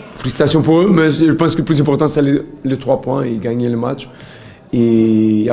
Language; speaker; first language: French; non-native, learner; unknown